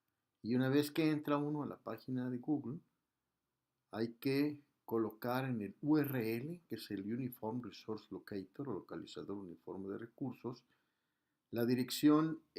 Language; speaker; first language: Spanish; native; Spanish